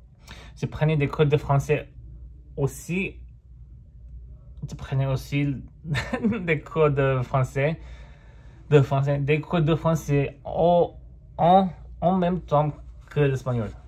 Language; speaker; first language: French; non-native, fluent; English